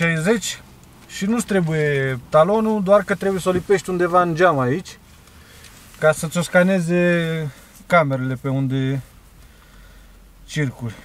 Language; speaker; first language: Romanian; native; Romanian